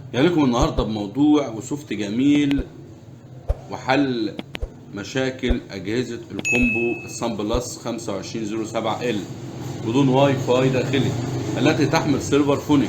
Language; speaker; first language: Arabic; native; Arabic